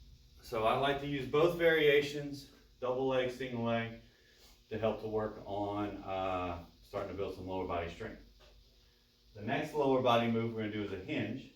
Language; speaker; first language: English; native; English